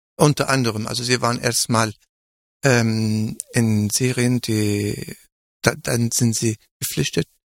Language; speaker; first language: German; non-native, fluent; Arabic